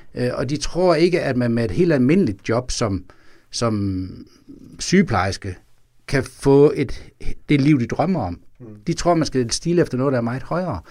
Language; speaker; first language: Danish; native; Danish